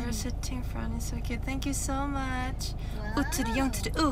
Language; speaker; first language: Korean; non-native, learner; Thai